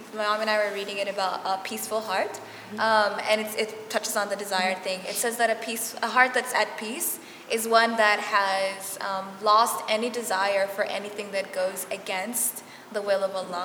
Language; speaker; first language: English; early bilingual, other home language; Arabic